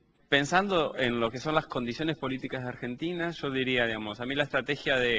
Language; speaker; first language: Spanish; native; Spanish